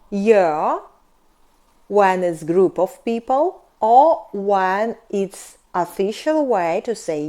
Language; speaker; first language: English; non-native, fluent; Russian